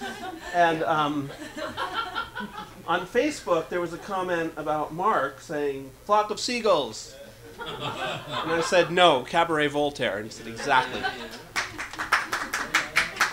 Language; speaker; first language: English; native; English